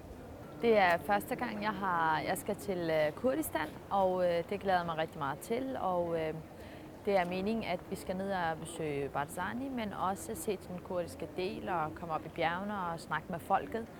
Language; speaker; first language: Danish; early bilingual, other home language; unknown